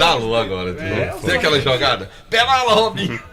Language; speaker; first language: Portuguese; native; Portuguese